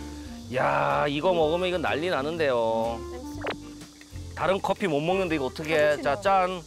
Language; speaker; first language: Korean; native; Korean